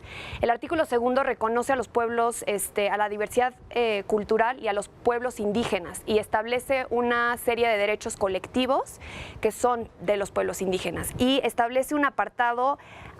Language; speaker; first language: Spanish; native; Spanish